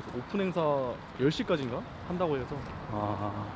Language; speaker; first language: Korean; native; Korean